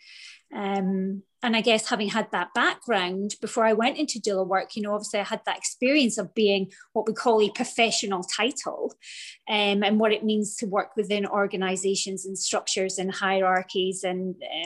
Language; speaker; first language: English; native; English